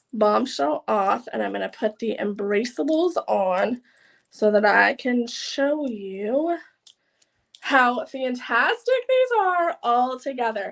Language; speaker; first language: English; native; English